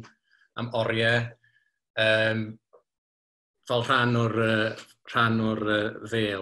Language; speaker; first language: Welsh; native; Welsh